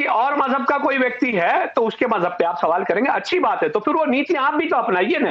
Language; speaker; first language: Hindi; native; Hindi